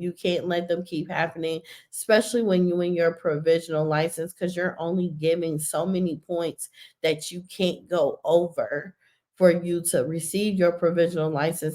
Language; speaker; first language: English; native; English